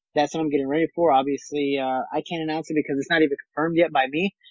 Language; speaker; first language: English; native; English